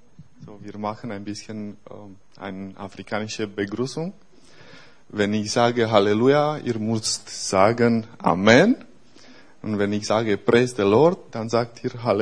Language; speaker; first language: German; non-native, fluent; Romanian